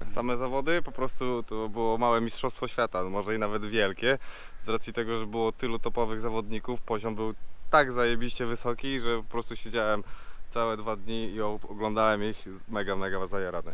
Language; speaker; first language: Polish; native; Polish